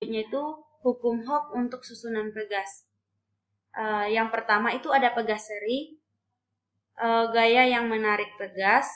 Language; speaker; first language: Indonesian; native; Indonesian